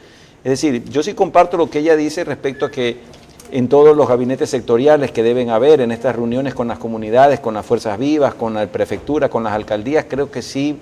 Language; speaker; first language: Spanish; native; Spanish